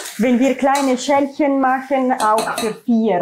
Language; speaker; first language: German; non-native, learner; Italian